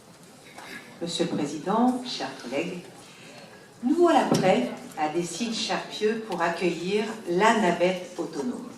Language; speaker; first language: French; native; French